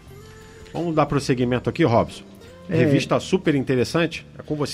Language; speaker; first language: Portuguese; native; Portuguese